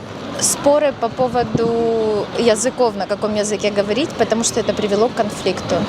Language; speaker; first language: Russian; non-native, local second language; Ukrainian